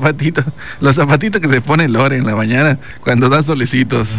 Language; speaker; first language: Spanish; native; Spanish